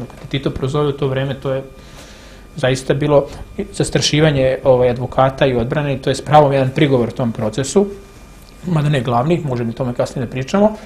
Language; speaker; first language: Serbian; native; Serbian